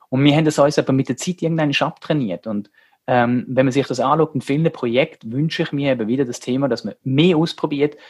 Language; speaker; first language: German; native; German